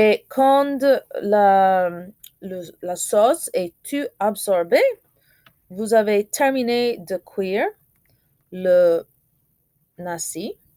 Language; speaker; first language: French; non-native, fluent; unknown